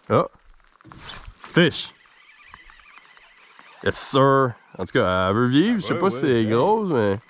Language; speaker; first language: French; native; French